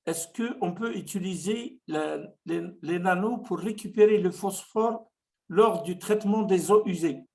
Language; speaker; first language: French; non-native, local second language; Arabic